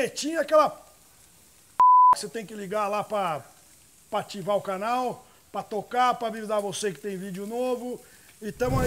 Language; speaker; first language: Portuguese; native; Portuguese